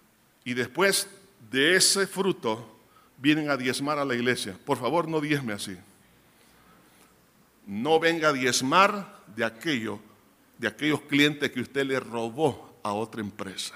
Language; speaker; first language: Spanish; native; Spanish